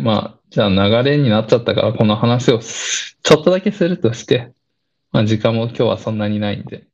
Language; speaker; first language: Japanese; early bilingual, other home language; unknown